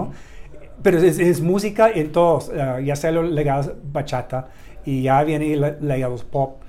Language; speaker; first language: Spanish; non-native, learner; English